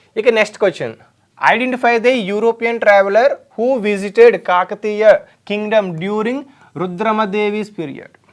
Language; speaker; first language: Telugu; native; Telugu